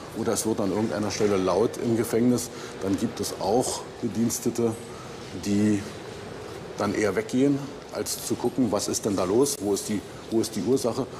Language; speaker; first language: German; native; German